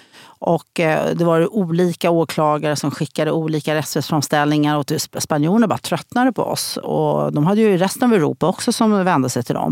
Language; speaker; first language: Swedish; native; Swedish